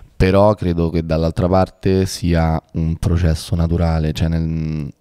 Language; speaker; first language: Italian; native; Italian